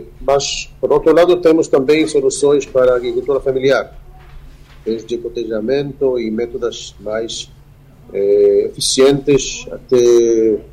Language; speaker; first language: Portuguese; non-native, fluent; Hebrew